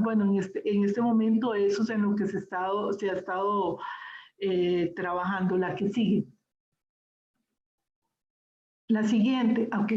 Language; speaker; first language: Spanish; native; Spanish